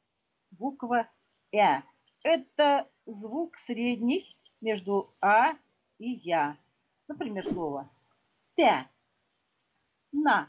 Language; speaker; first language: Russian; non-native, local second language; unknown